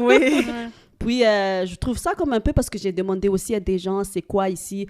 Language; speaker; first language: French; non-native, local second language; Malagasy